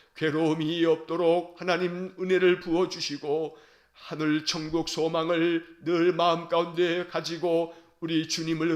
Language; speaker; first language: Korean; native; Korean